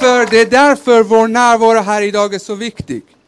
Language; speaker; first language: Swedish; early bilingual, other home language; Persian